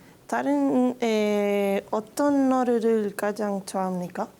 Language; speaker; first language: Korean; non-native, learner; Spanish